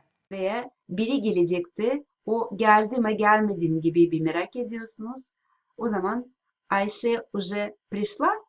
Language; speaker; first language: Turkish; non-native, fluent; Russian